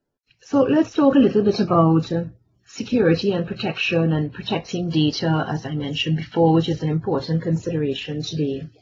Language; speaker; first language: English; native; English